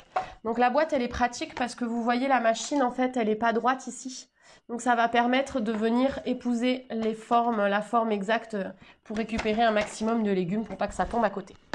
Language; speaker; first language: French; native; French